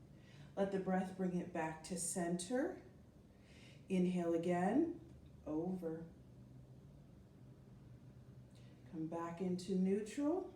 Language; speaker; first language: English; native; English